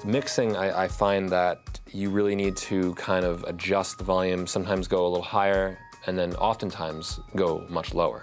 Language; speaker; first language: English; native; English